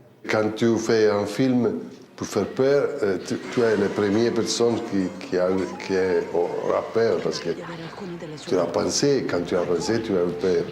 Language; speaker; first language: French; non-native, fluent; Italian